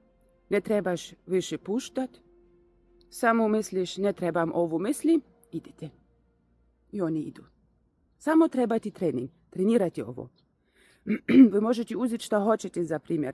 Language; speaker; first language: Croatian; non-native, learner; Russian